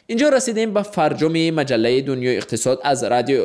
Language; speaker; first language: Persian; native; Persian